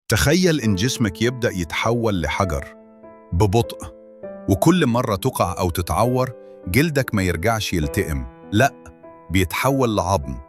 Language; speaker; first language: Arabic; native; Arabic